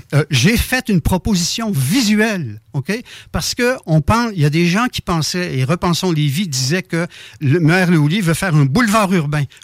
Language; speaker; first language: French; native; French